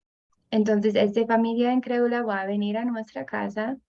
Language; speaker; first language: Spanish; non-native, fluent; English